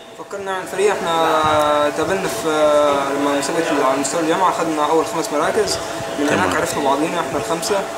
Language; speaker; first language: Egyptian Arabic; native; Egyptian Arabic